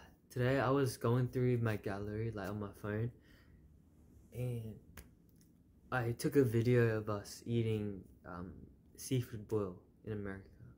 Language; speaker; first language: English; early bilingual, other home language; Korean